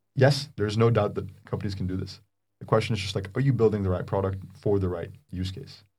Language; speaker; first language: English; non-native, fluent; Arabic